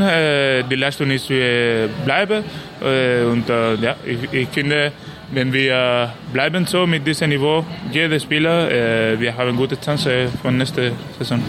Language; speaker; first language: German; non-native, learner; Spanish